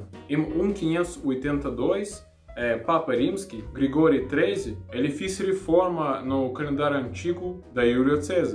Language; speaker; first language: Portuguese; non-native, learner; Russian